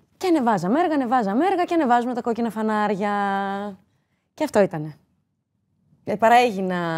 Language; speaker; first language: Greek; native; Greek